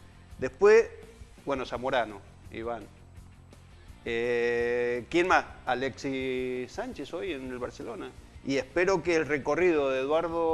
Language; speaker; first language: Spanish; native; Spanish